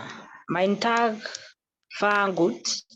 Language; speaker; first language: German; non-native, learner; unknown